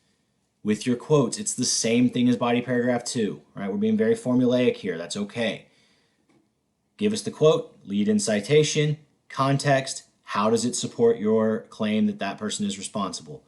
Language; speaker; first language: English; native; English